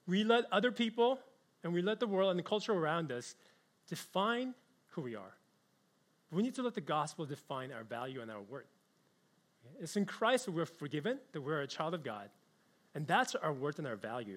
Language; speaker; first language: English; early bilingual, other home language; Korean